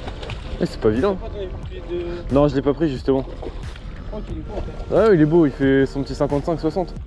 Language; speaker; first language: French; native; French